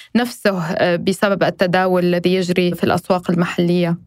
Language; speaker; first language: Arabic; native; Arabic